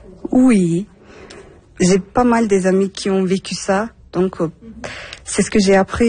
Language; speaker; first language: French; non-native, fluent; Turkish